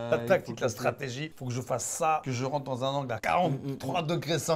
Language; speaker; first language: French; native; French